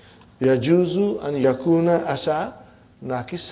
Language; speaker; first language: Arabic; non-native, fluent; Tamil